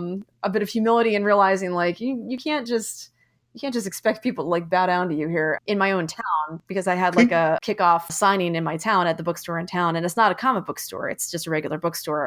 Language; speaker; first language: English; native; English